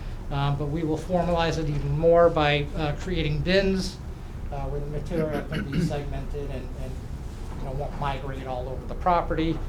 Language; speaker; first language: English; native; English